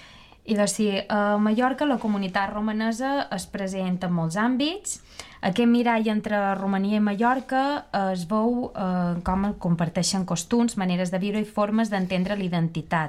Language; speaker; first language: Catalan; native; Catalan